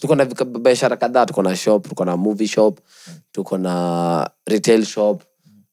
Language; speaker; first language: Swahili; native; Swahili